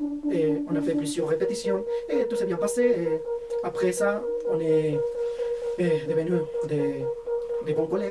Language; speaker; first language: French; non-native, fluent; Spanish